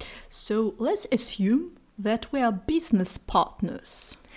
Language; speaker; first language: English; non-native, fluent; Russian